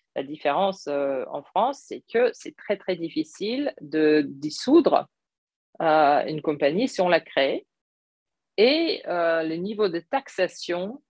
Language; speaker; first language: French; non-native, fluent; English